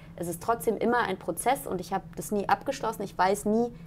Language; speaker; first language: German; native; German